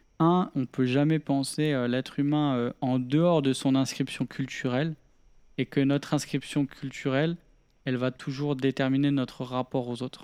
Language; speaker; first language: French; native; French